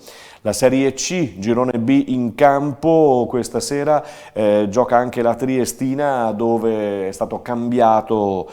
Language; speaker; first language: Italian; native; Italian